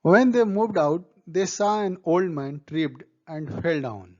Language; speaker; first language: English; non-native, local second language; Hindi